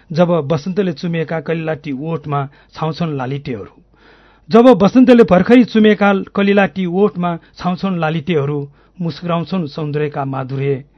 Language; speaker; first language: Nepali; non-native, local second language; Newari